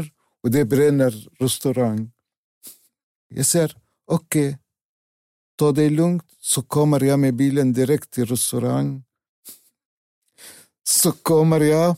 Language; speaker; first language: Swedish; non-native, learner; Arabic